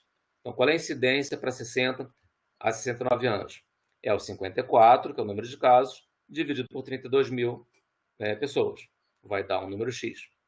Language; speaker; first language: Portuguese; native; Portuguese